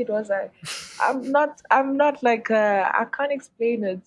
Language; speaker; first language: English; non-native, local second language; Xhosa